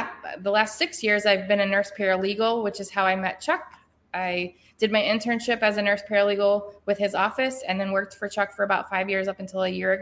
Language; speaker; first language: English; native; English